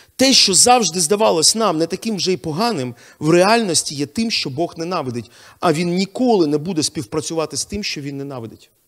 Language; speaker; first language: Ukrainian; non-native, local second language; Russian